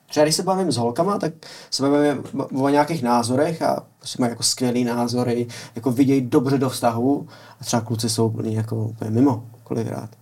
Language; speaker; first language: Czech; native; Czech